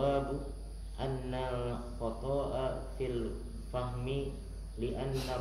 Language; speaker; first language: Arabic; non-native, learner; Indonesian